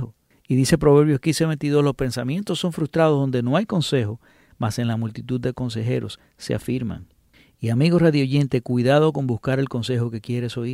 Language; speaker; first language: Spanish; native; Spanish